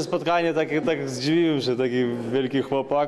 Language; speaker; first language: Polish; non-native, learner; Ukrainian